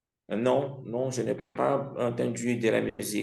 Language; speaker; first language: French; non-native, fluent; Portuguese